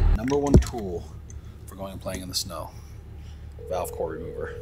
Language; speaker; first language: English; native; English